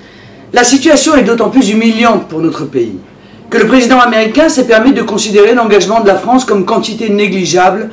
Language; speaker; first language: French; native; French